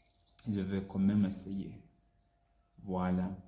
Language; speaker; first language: French; non-native, learner; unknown